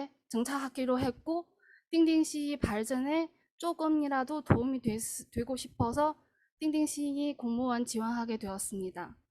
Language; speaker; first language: Korean; non-native, fluent; Chinese